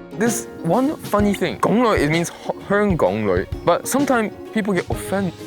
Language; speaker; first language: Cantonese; non-native, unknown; Japanese